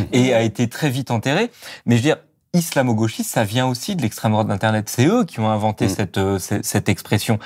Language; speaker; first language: French; native; French